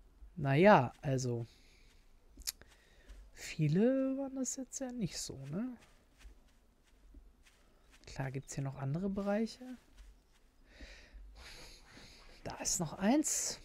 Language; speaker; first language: German; native; German